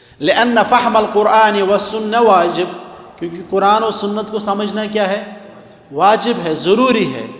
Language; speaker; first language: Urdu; non-native, local second language; Kashmiri